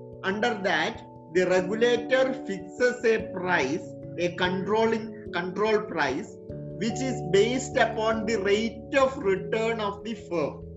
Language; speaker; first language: English; non-native, local second language; Malayalam